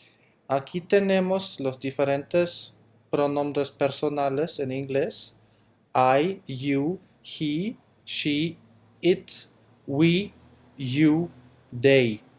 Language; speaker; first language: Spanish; non-native, fluent; German